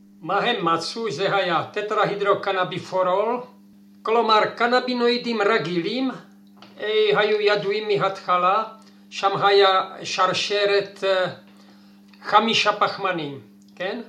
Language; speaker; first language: Hebrew; non-native, fluent; Czech